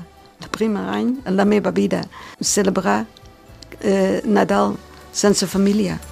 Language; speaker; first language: Catalan; non-native, learner; Dutch